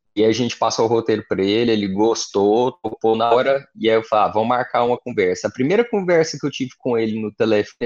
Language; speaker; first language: Portuguese; native; Portuguese